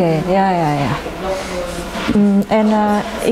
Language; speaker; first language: Dutch; non-native, learner; Indonesian